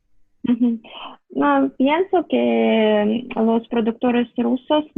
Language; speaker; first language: Spanish; non-native, fluent; Russian